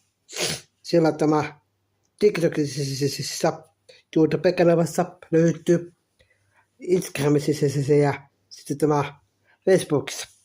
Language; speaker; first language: Finnish; non-native, learner; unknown